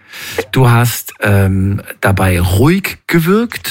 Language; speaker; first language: German; native; German